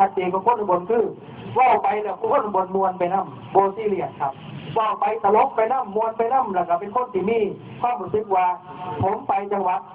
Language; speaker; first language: Thai; non-native, local second language; Lao